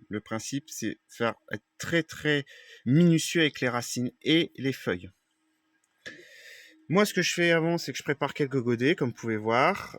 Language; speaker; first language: French; native; French